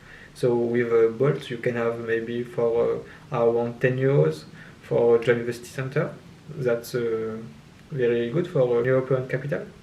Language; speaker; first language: English; non-native, learner; French